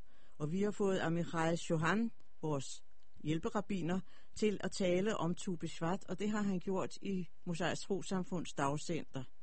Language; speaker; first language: Danish; native; Danish